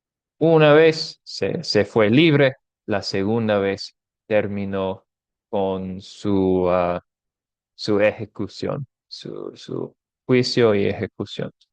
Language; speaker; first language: Spanish; non-native, fluent; English